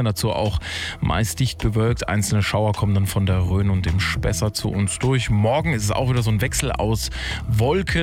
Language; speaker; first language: German; native; German